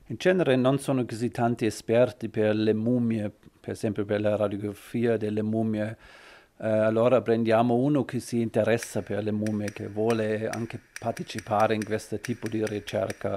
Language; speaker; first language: Italian; non-native, learner; German